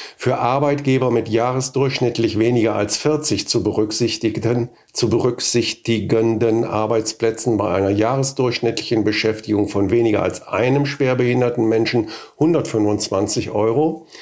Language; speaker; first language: German; native; German